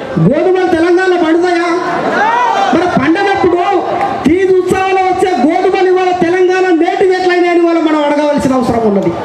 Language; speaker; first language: Telugu; non-native, local second language; Koya